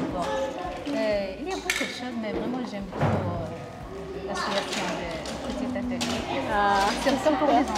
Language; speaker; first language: French; non-native, learner; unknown